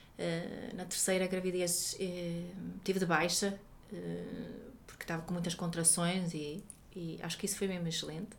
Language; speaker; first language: Portuguese; non-native, fluent; Swedish